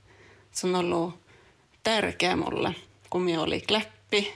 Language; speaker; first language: Finnish; early bilingual, heritage; Finnish